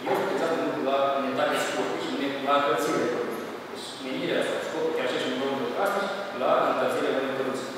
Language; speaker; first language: Romanian; native; Romanian